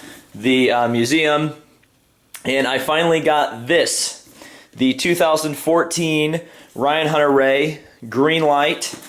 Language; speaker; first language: English; native; English